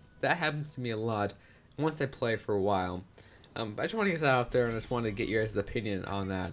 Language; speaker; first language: English; native; English